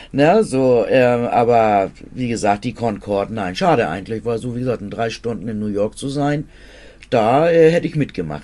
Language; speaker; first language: German; native; German